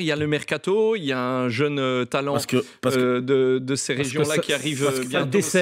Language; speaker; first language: French; native; French